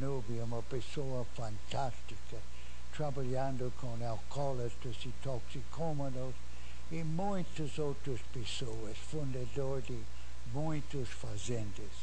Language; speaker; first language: Portuguese; non-native, fluent; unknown